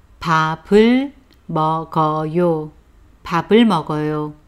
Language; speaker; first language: Korean; non-native, fluent; Chinese